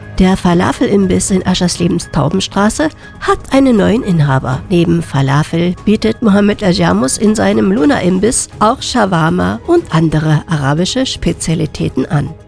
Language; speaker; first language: German; native; German